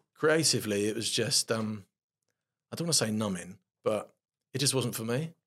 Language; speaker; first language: English; native; English